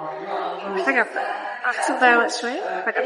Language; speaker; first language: Arabic; native; Arabic